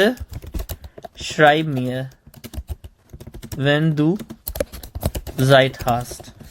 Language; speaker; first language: German; non-native, learner; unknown